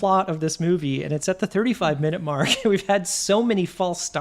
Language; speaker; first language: English; native; English